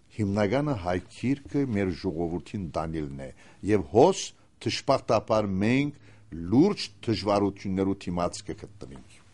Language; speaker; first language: Armenian; native; Armenian